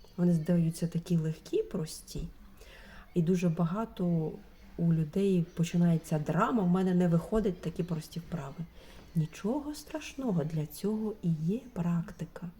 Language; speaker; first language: Ukrainian; non-native, local second language; Russian